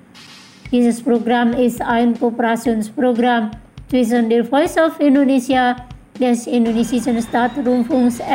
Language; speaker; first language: German; non-native, fluent; Indonesian